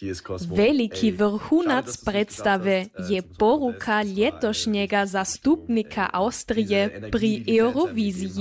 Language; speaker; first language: Croatian; native; Croatian